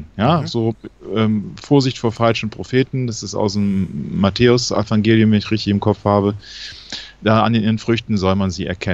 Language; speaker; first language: German; native; German